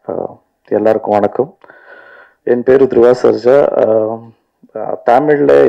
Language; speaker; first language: Tamil; non-native, local second language; Kannada